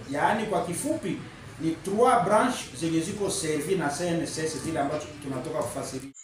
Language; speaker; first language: Swahili; native; Swahili